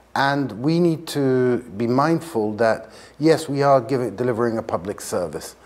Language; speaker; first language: English; native; English